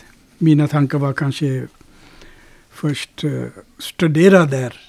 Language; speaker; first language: Swedish; non-native, fluent; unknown